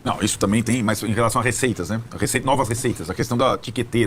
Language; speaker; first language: Portuguese; native; Portuguese